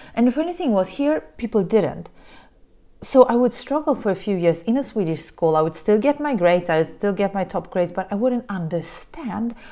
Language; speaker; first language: English; early bilingual, other home language; Polish